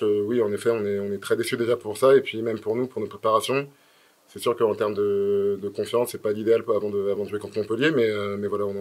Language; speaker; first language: French; native; French